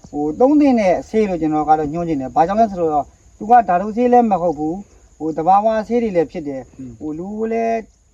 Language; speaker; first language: Burmese; native; Burmese